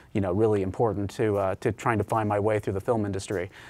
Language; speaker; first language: English; native; English